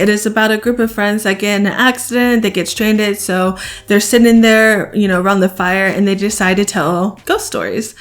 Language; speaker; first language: English; native; English